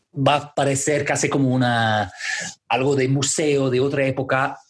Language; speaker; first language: Spanish; non-native, fluent; English